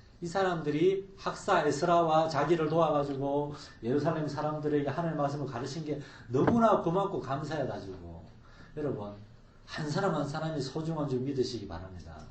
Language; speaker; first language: Korean; native; Korean